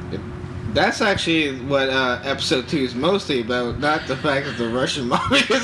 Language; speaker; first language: English; native; English